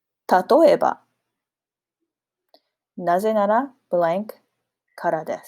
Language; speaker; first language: Japanese; non-native, fluent; English